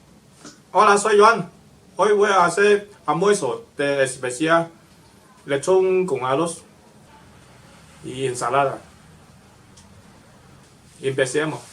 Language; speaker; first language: Spanish; non-native, learner; Chinese